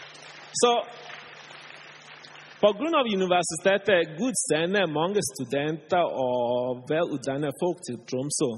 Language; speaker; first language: Norwegian; non-native, fluent; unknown